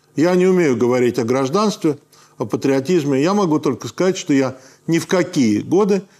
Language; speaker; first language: Russian; native; Russian